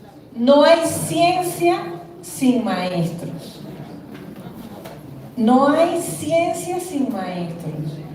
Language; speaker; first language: Spanish; native; Spanish